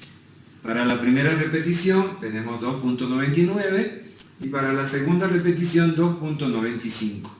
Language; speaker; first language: Spanish; native; Spanish